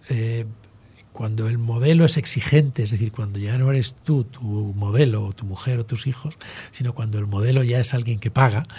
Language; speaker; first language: Spanish; native; Spanish